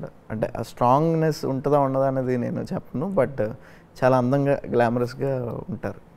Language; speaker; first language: Telugu; native; Telugu